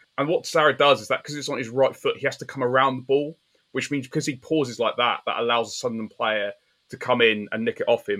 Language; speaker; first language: English; native; English